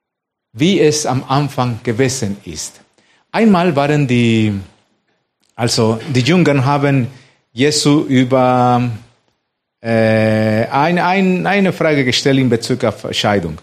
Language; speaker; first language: German; non-native, fluent; Spanish